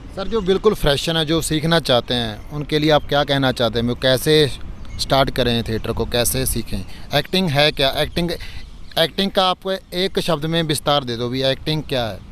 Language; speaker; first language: Hindi; non-native, local second language; Punjabi